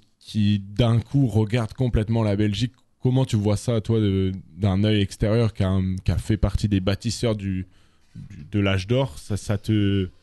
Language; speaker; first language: French; native; French